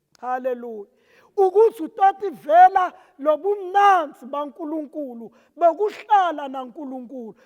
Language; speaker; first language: Zulu; non-native, local second language; Swati